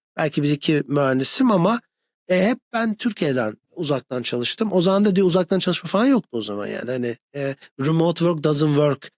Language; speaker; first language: Turkish; early bilingual, other home language; English